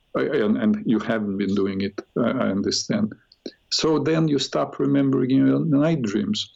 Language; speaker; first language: English; non-native, fluent; Russian